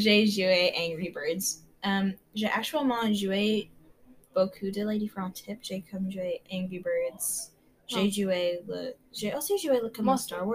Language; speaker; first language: French; non-native, learner; English